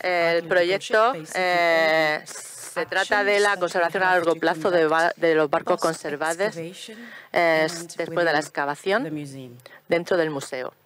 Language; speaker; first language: Spanish; non-native, fluent; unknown